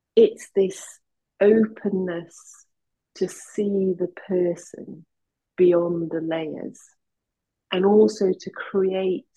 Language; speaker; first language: English; native; English